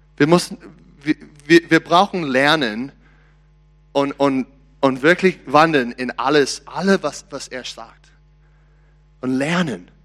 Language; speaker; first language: German; non-native, learner; English